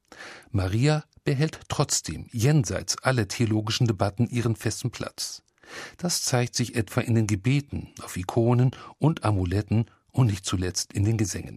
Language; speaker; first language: German; native; German